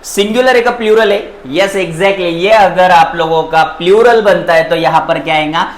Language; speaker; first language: Hindi; non-native, local second language; Marathi